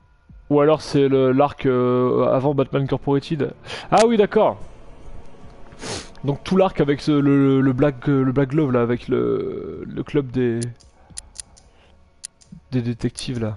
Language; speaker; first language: French; native; French